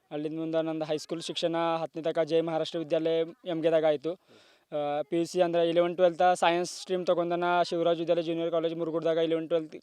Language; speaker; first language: Kannada; non-native, local second language; Marathi